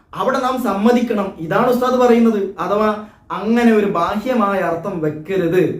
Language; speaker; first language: Malayalam; native; Malayalam